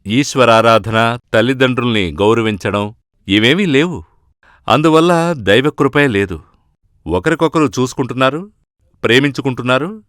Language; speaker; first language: Telugu; non-native, fluent; Malayalam